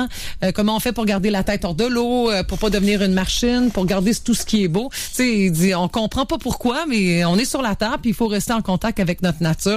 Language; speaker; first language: French; native; French